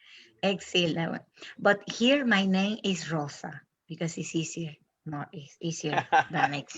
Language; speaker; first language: English; non-native, learner; Spanish